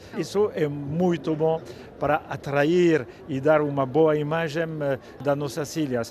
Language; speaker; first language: Portuguese; non-native, fluent; French